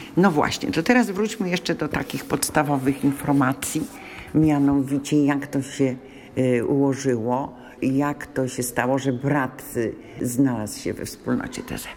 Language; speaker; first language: Polish; native; Polish